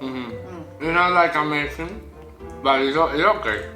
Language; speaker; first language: English; non-native, learner; Spanish